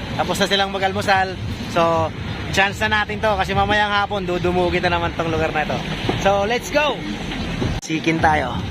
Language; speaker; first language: Filipino; non-native, local second language; Waray